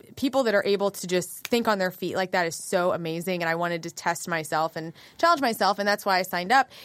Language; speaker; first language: English; native; English